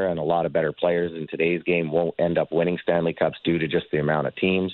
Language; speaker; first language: English; native; English